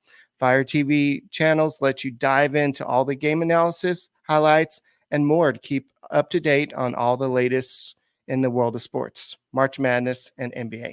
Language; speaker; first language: English; native; English